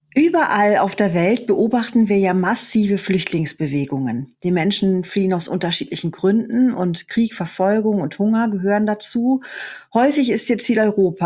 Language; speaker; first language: German; native; German